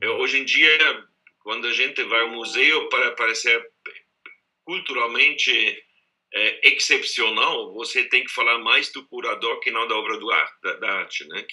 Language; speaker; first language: Portuguese; non-native, fluent; German